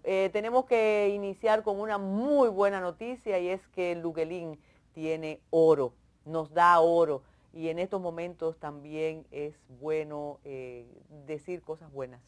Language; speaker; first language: Spanish; native; Spanish